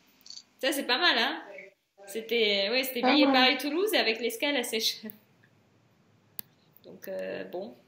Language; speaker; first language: French; non-native, fluent; Russian